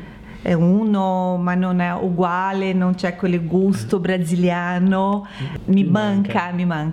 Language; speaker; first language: Italian; non-native, learner; Portuguese